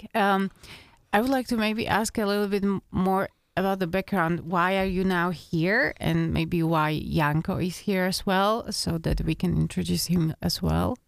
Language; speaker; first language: English; non-native, fluent; Slovak